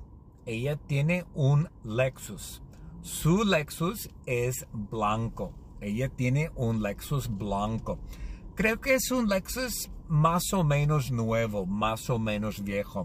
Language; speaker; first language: Spanish; non-native, learner; English